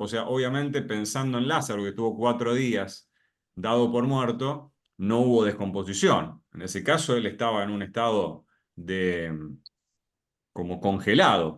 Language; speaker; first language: Spanish; native; Spanish